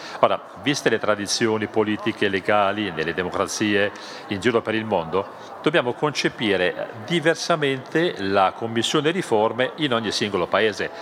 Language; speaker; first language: Italian; non-native, fluent; German